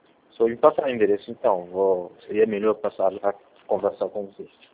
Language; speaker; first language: Portuguese; non-native, fluent; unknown